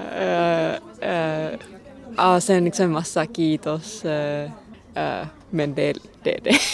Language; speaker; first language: Swedish; non-native, local second language; Finnish